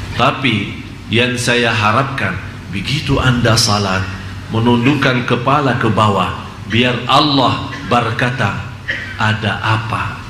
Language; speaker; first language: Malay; non-native, fluent; Arabic